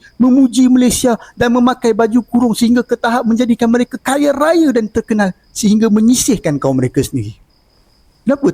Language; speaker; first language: Malay; native; Malay